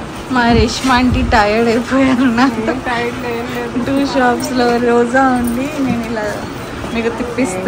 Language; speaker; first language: Telugu; non-native, local second language; Urdu